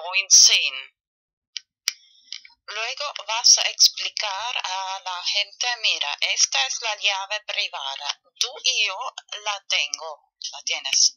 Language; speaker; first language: Spanish; non-native, fluent; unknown